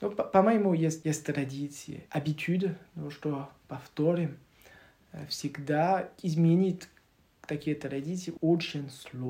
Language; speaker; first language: Russian; non-native, learner; French